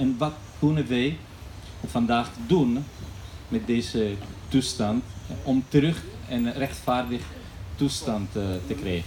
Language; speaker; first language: Dutch; non-native, fluent; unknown